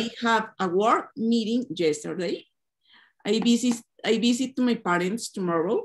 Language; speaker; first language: English; non-native, learner; Spanish